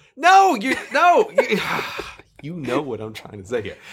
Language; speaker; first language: English; native; English